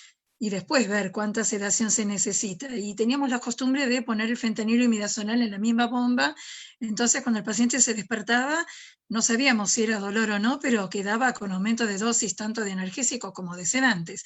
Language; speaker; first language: Spanish; native; Spanish